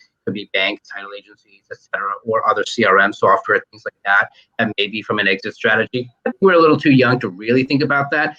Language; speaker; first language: English; native; English